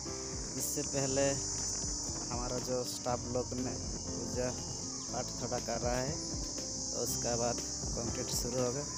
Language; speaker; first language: Hindi; non-native, local second language; Odia